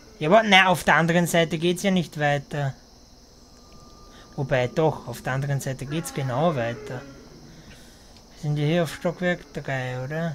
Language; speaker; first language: German; native; German